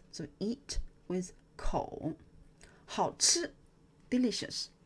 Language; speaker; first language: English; non-native, fluent; Chinese